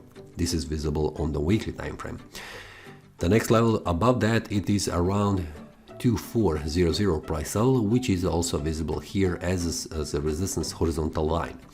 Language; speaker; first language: English; non-native, fluent; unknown